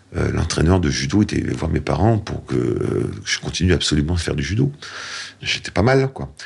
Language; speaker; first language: French; native; French